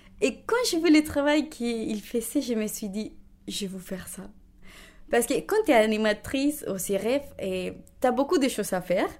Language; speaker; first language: French; non-native, fluent; Spanish